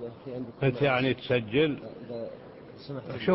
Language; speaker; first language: Arabic; native; Arabic